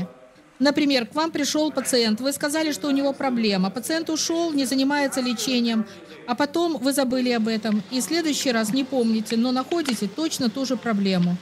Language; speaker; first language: Russian; native; Russian